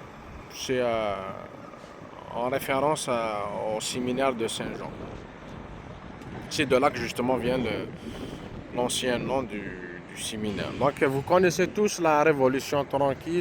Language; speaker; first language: French; non-native, local second language; Arabic